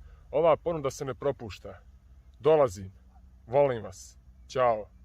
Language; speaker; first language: Bosnian; native; Bosnian